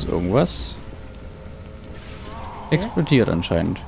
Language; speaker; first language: German; native; German